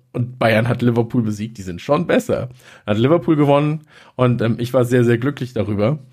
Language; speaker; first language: German; native; German